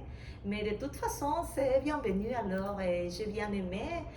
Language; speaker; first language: French; non-native, fluent; Spanish